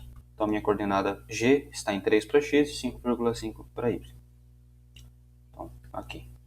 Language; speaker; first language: Portuguese; native; Portuguese